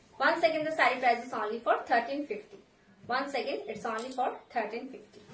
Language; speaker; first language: English; non-native, local second language; Bangla